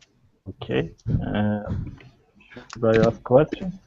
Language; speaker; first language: English; non-native, learner; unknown